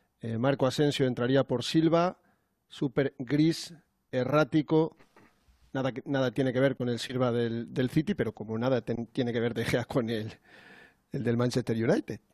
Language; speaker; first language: Spanish; native; Spanish